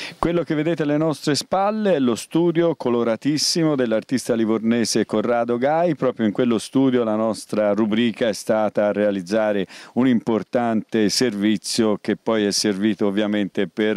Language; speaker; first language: Italian; native; Italian